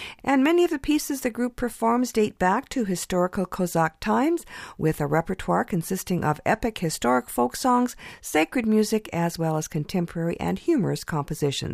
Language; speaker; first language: English; early bilingual, other home language; Ukrainian